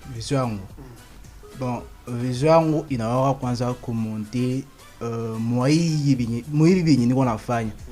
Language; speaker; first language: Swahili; native; Swahili